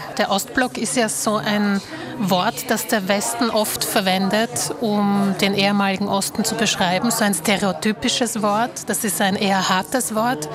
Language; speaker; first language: German; early bilingual, other home language; Slovak